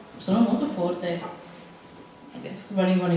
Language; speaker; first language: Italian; non-native, learner; English